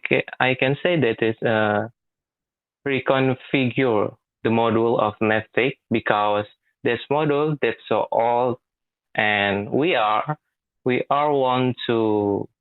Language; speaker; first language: English; non-native, learner; Indonesian